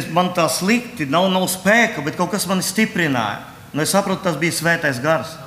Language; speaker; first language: Latvian; non-native, local second language; Russian